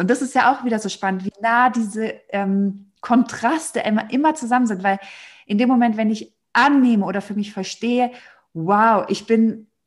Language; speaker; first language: German; native; German